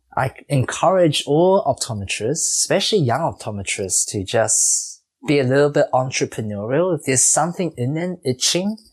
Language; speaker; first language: English; native; English